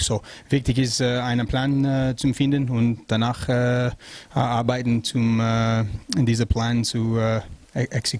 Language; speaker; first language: German; non-native, learner; French